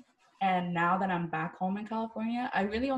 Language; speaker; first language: English; native; English